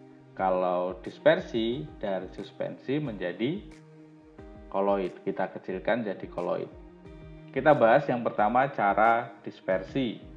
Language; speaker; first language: Indonesian; native; Indonesian